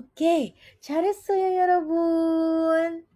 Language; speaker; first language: Korean; non-native, fluent; Indonesian